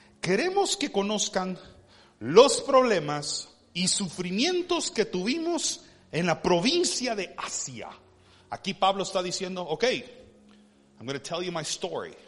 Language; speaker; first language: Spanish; early bilingual, heritage; Spanish